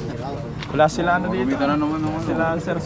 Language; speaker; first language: Filipino; native; Filipino